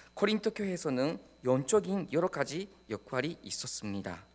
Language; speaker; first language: Korean; non-native, fluent; Japanese